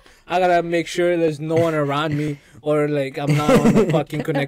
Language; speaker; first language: English; non-native, local second language; Iloko